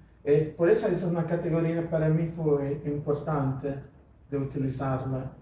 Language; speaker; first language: Spanish; non-native, fluent; Portuguese